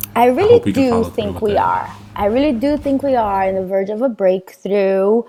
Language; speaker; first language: English; non-native, fluent; Portuguese